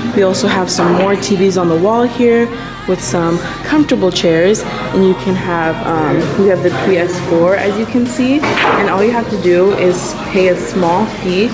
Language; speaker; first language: English; native; English